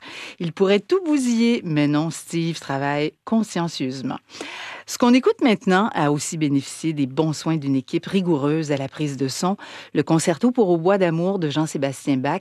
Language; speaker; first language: French; native; French